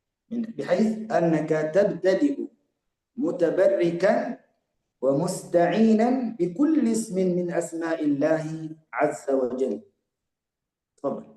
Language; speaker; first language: Arabic; native; Arabic